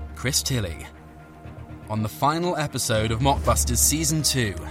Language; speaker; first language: English; native; English